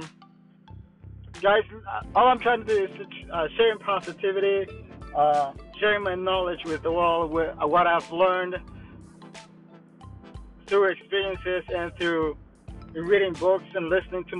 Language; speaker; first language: English; non-native, fluent; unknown